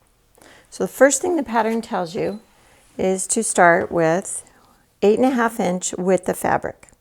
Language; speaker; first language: English; native; English